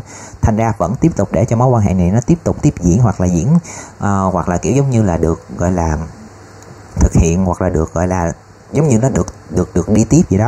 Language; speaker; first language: Vietnamese; native; Vietnamese